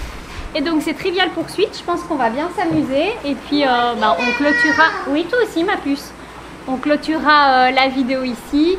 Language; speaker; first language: French; native; French